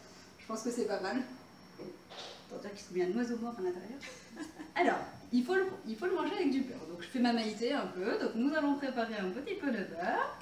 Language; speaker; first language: French; native; French